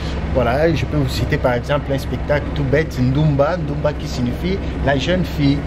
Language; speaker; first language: French; non-native, local second language; Lingala